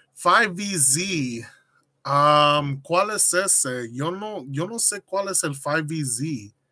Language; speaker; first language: Spanish; early bilingual, other home language; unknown